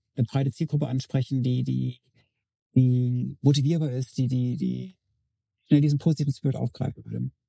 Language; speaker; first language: German; native; German